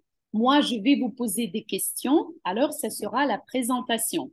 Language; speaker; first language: French; non-native, fluent; Ukrainian